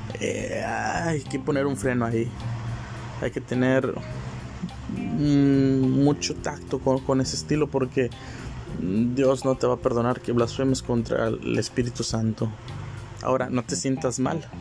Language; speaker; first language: Spanish; native; Spanish